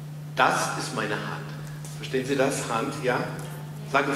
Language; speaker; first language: German; non-native, fluent; English